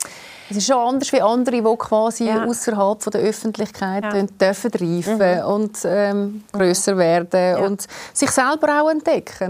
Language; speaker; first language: German; native; German